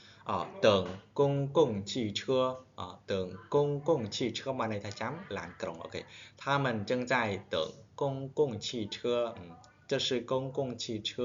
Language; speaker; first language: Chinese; non-native, fluent; Khmer